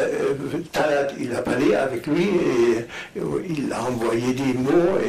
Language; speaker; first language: French; non-native, fluent; German